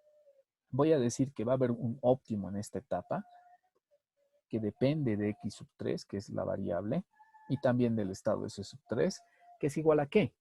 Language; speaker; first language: Spanish; native; Spanish